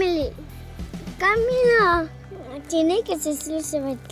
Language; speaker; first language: Russian; early bilingual, heritage; Russian